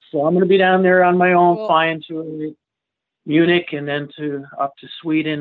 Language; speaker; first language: English; native; English